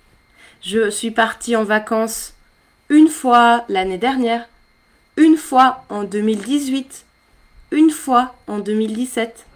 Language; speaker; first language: French; native; French